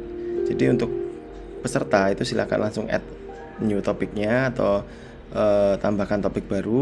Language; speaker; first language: Indonesian; native; Indonesian